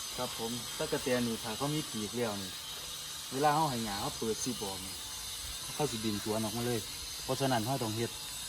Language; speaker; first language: Thai; native; Thai